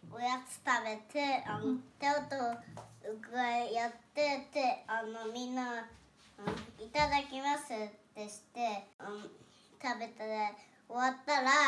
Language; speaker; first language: Japanese; native; Japanese